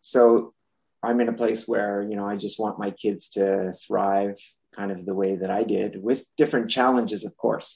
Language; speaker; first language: English; non-native, fluent; French